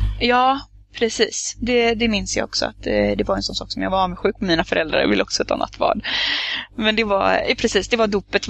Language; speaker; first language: Swedish; native; Swedish